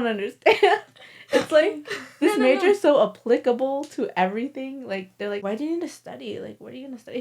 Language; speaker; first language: English; native; English